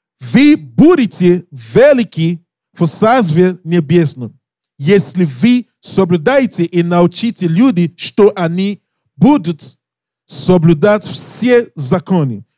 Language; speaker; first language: Russian; non-native, learner; English